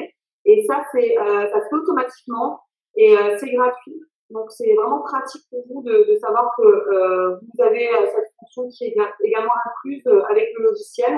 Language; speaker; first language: French; native; French